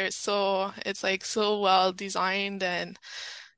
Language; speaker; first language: English; non-native, fluent; French